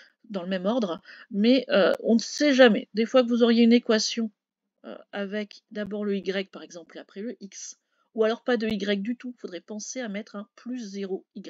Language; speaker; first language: French; native; French